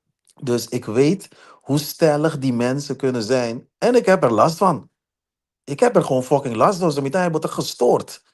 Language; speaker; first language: Dutch; non-native, local second language; Papiamento